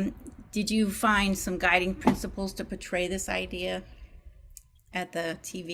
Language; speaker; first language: English; native; English